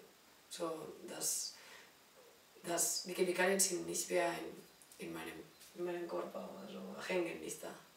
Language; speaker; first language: German; non-native, learner; Spanish